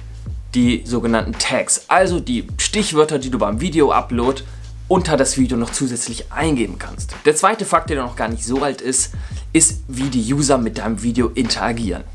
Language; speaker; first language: German; native; German